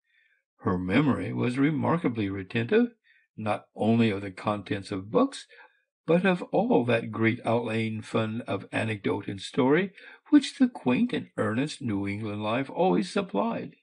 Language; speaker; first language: English; native; English